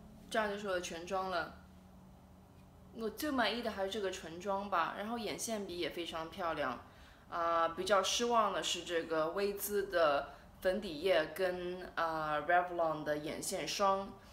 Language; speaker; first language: Chinese; native; Chinese